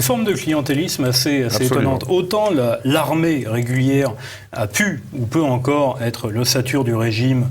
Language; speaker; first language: French; native; French